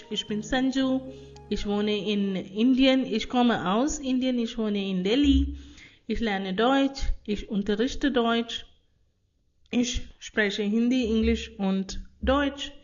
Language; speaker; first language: German; non-native, fluent; Hindi